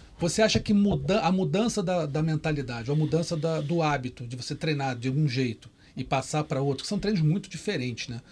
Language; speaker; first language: Portuguese; native; Portuguese